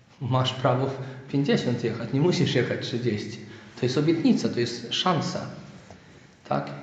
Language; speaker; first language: Polish; native; Polish